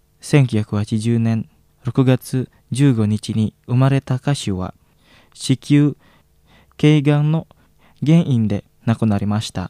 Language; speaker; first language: Japanese; non-native, fluent; Indonesian